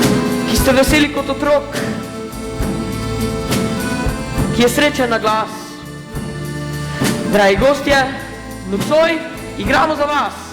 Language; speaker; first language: Slovenian; native; Slovenian